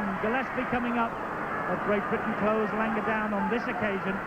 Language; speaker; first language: English; native; English